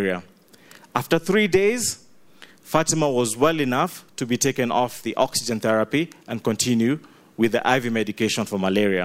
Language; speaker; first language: English; non-native, local second language; Ganda